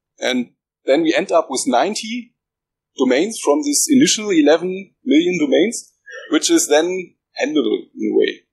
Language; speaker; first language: English; non-native, fluent; German